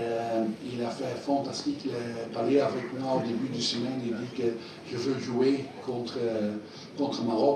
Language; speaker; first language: French; non-native, fluent; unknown